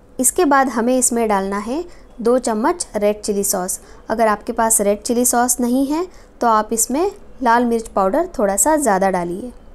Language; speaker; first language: Hindi; non-native, local second language; Marathi